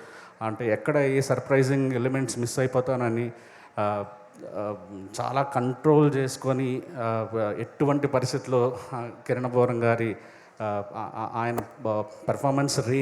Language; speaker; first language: Telugu; native; Telugu